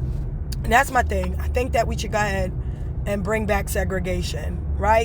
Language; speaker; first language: English; native; English